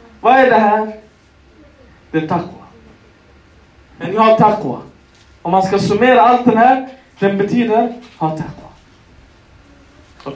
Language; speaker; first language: Swedish; non-native, local second language; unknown